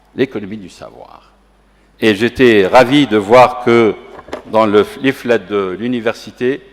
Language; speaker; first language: French; non-native, local second language; Arabic